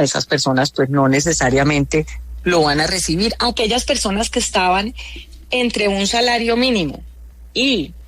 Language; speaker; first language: Spanish; native; Spanish